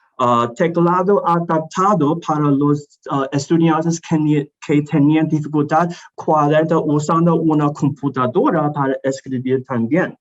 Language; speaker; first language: Spanish; non-native, learner; English